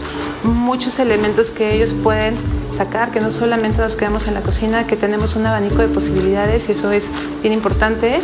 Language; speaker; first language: Spanish; native; Spanish